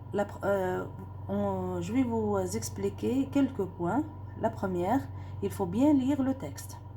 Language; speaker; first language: French; non-native, local second language; Arabic